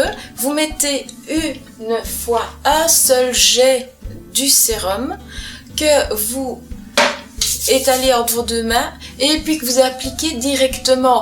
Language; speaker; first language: French; native; French